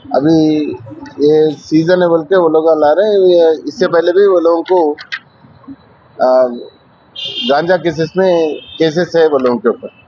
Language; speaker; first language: Hindi; non-native, local second language; Telugu